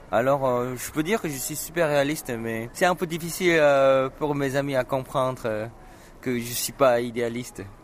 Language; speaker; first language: French; non-native, fluent; Korean